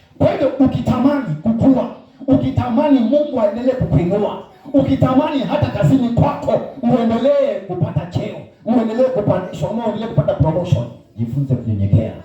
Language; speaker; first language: Swahili; non-native, local second language; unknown